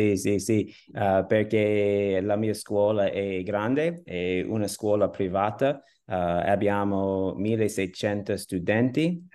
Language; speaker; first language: Italian; non-native, learner; English